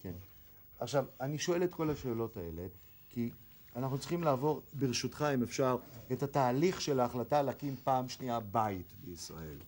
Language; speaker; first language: Hebrew; native; Hebrew